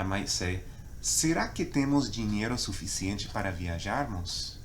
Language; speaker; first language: Portuguese; non-native, fluent; English